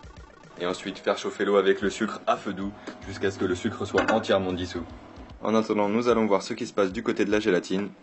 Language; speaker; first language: French; native; French